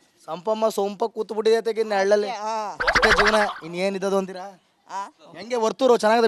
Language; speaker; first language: Kannada; native; Kannada